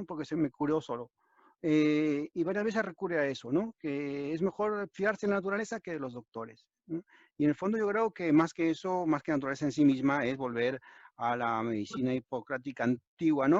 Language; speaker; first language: Spanish; native; Spanish